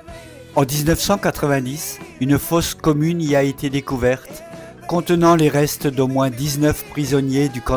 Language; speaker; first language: French; native; French